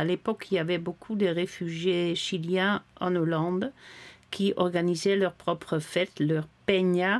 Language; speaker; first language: French; non-native, fluent; Dutch